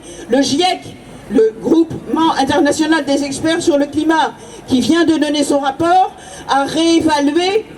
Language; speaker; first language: French; native; French